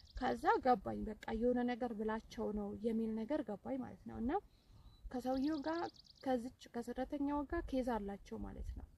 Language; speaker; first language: Amharic; native; Amharic